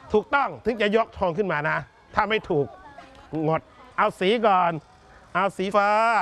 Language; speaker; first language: Thai; native; Thai